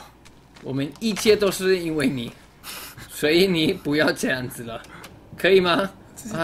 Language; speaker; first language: Chinese; non-native, fluent; English